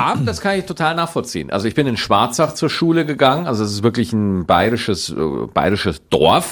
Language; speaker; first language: German; native; German